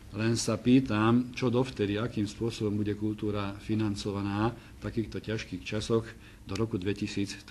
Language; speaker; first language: Slovak; non-native, local second language; Hungarian